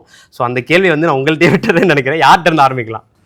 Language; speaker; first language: Tamil; native; Tamil